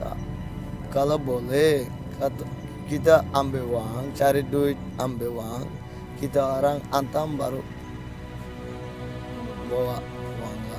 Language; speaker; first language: Indonesian; non-native, learner; Rohingya